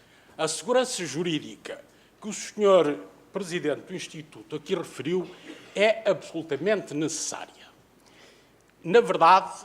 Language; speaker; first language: Portuguese; native; Portuguese